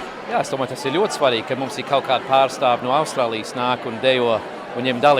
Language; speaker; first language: Latvian; early bilingual, heritage; Latvian